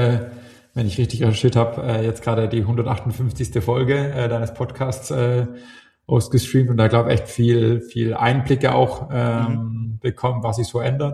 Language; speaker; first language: German; native; German